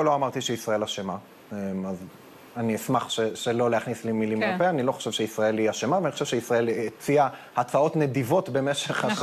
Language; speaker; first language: Hebrew; native; Hebrew